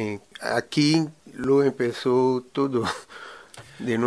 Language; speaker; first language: Spanish; non-native, learner; Ewe